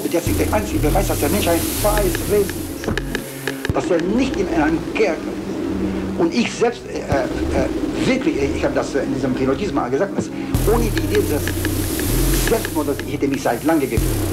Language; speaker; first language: German; non-native, fluent; Romanian